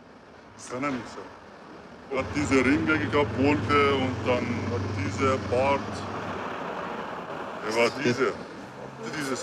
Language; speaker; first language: German; non-native, learner; Turkish